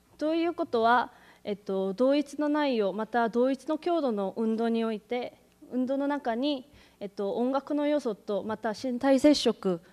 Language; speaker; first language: Japanese; non-native, fluent; Korean